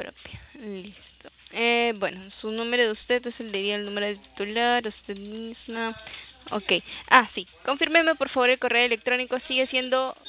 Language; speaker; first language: Spanish; native; Spanish